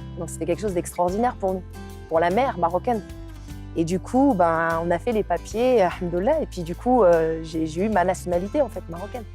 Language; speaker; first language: French; non-native, local second language; Arabic